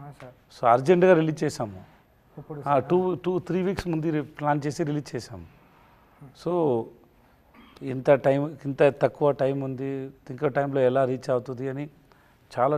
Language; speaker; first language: Telugu; non-native, learner; Tamil